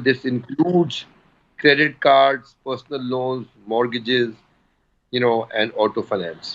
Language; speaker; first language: English; non-native, local second language; Urdu